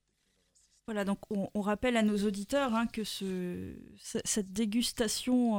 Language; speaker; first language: French; native; French